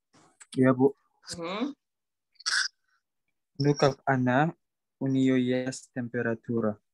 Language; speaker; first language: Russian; non-native, learner; Indonesian